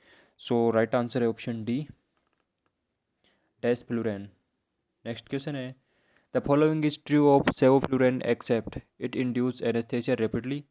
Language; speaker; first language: English; non-native, local second language; Hindi